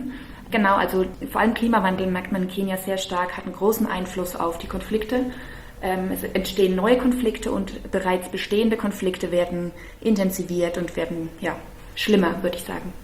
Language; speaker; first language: German; native; German